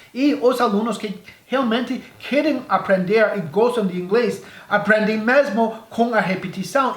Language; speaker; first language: Portuguese; non-native, fluent; English